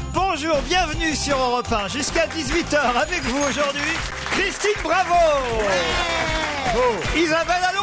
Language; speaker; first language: French; native; French